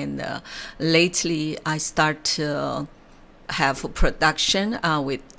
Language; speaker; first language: English; non-native, learner; Chinese